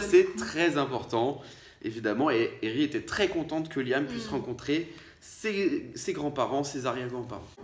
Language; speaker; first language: French; native; French